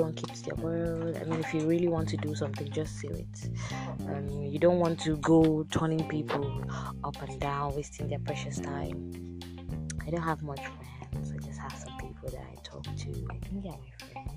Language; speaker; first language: English; non-native, local second language; Igbo